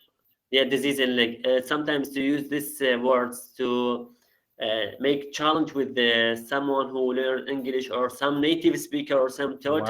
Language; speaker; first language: English; non-native, learner; Arabic